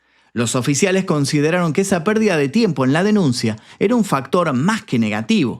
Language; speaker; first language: Spanish; native; Spanish